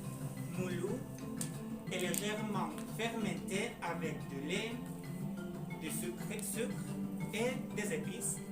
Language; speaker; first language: French; non-native, learner; Spanish